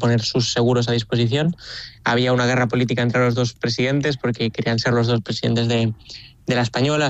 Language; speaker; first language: Spanish; native; Spanish